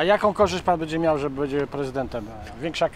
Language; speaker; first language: Polish; native; Polish